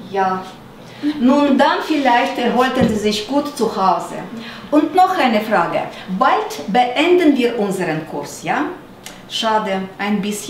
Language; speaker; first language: German; non-native, fluent; Russian